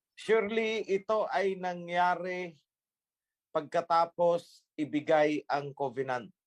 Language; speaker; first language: Filipino; native; Filipino